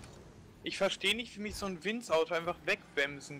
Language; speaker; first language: German; native; German